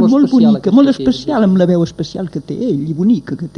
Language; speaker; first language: Catalan; native; Catalan